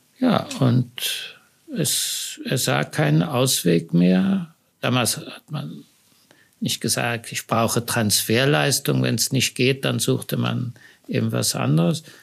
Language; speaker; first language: German; native; German